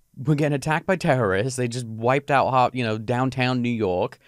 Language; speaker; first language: English; native; English